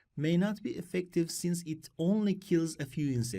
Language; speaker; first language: English; non-native, fluent; Turkish